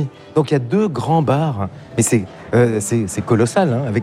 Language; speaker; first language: French; native; French